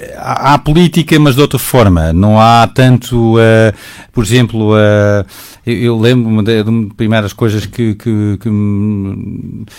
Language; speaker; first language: Portuguese; non-native, fluent; Dutch